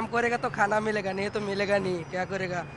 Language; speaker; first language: Hindi; non-native, local second language; Bangla